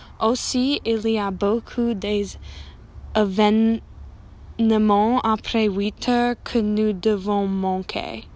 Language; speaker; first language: French; non-native, learner; English